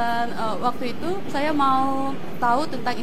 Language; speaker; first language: Indonesian; non-native, fluent; Korean